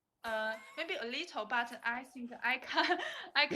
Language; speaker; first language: English; non-native, learner; Chinese